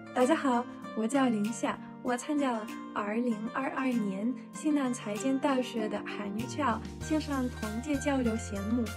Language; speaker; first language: Chinese; non-native, learner; Russian